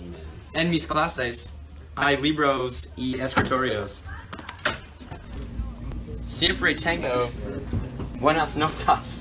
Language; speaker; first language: Spanish; non-native, learner; English